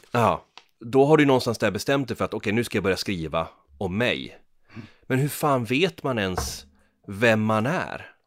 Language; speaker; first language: Swedish; native; Swedish